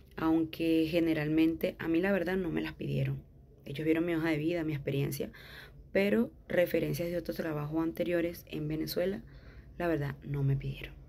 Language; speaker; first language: Spanish; native; Spanish